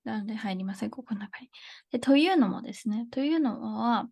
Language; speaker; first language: Japanese; early bilingual, heritage; Japanese